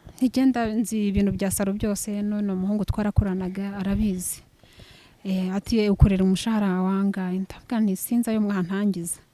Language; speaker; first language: Kinyarwanda; native; Kinyarwanda